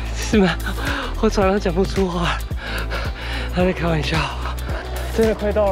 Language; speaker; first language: Chinese; native; Chinese